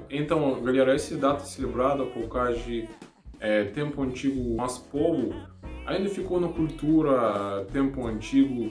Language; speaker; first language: Portuguese; non-native, learner; Russian